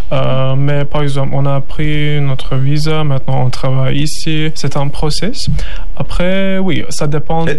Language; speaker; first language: French; non-native, learner; Turkish